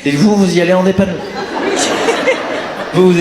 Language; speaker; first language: French; native; French